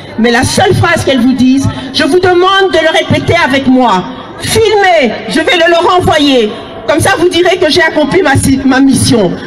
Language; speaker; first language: French; early bilingual, other home language; Lingala